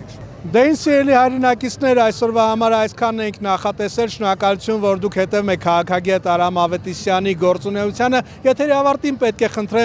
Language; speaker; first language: Armenian; native; Armenian